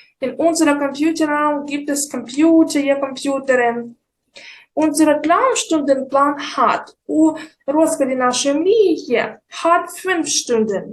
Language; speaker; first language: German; non-native, fluent; Ukrainian